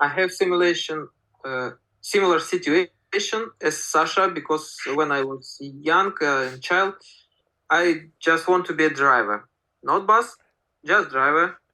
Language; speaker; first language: English; non-native, learner; Russian